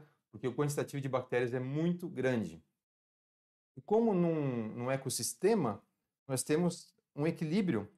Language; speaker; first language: Portuguese; native; Portuguese